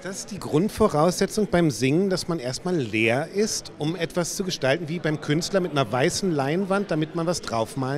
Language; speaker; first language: German; native; German